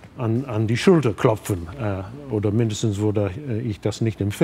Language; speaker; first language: German; non-native, fluent; English